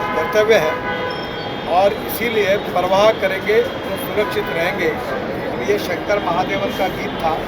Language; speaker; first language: Hindi; non-native, local second language; Marathi